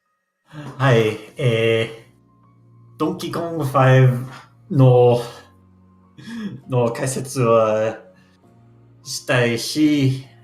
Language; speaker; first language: Japanese; non-native, learner; English